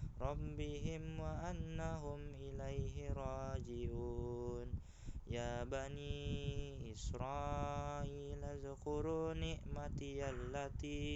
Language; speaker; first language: Arabic; non-native, learner; Indonesian